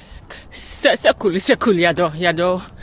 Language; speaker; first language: French; non-native, learner; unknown